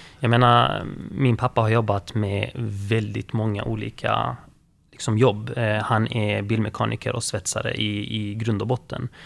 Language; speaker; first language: Swedish; early bilingual, other home language; Arabic